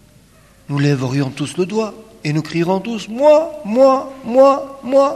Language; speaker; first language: French; native; French